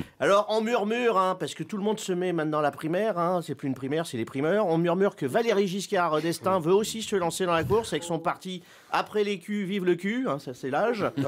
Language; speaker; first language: French; native; French